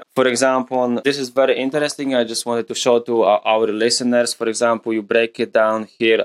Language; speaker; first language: English; non-native, fluent; Polish